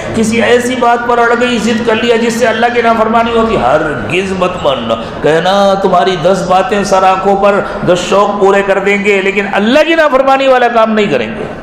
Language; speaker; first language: Urdu; native; Urdu